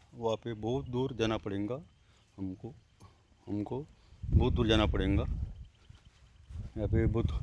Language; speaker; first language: Hindi; non-native, local second language; Marathi